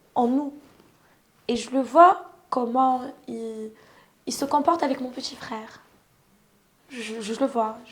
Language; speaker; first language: French; non-native, local second language; Arabic